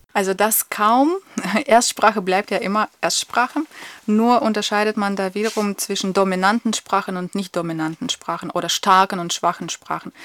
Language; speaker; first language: German; non-native, fluent; Russian